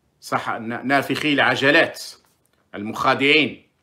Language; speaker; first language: Arabic; native; Arabic